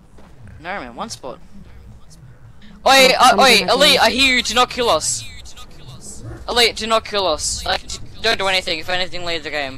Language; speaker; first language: English; native; English